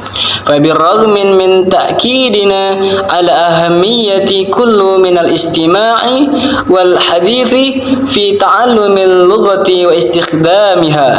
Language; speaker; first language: Arabic; non-native, learner; Indonesian